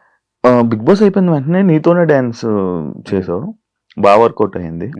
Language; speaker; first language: Telugu; native; Telugu